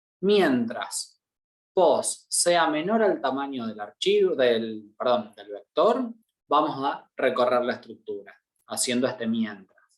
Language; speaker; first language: Spanish; native; Spanish